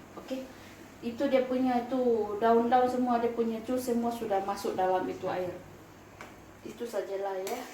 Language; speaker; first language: Malay; non-native, local second language; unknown